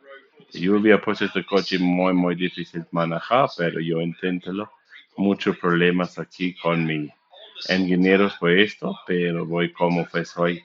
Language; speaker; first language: Spanish; non-native, learner; English